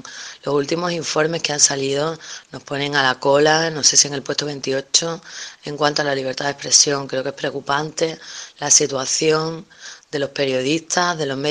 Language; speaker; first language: Spanish; native; Spanish